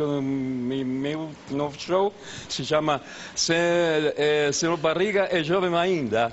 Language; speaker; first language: Portuguese; non-native, fluent; Spanish